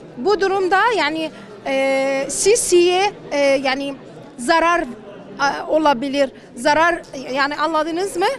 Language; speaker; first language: Turkish; non-native, learner; Arabic